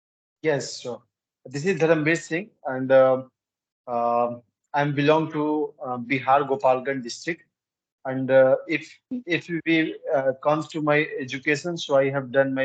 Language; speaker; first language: English; non-native, learner; Hindi